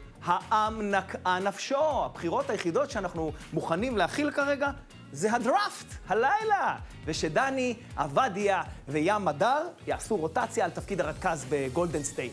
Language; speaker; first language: Hebrew; native; Hebrew